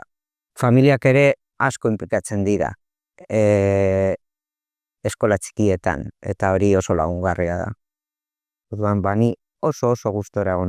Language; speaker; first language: Basque; non-native, local second language; Spanish